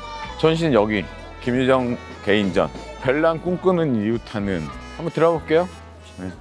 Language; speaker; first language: Korean; native; Korean